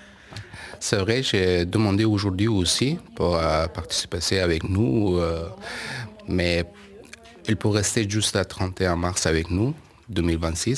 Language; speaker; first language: French; non-native, learner; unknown